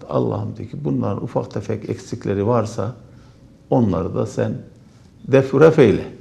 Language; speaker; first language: Turkish; native; Turkish